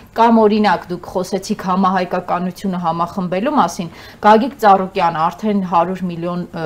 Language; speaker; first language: Armenian; native; Armenian